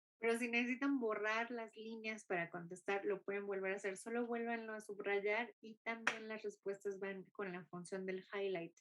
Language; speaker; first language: Spanish; non-native, fluent; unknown